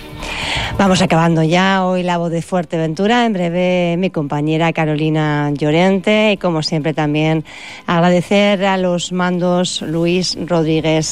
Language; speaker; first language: Spanish; native; Spanish